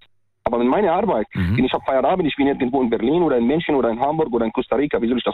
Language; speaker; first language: German; non-native, learner; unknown